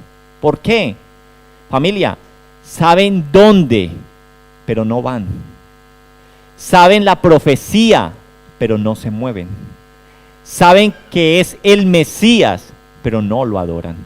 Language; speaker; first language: Spanish; native; Spanish